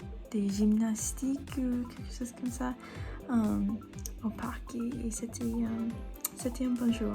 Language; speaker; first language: French; non-native, learner; English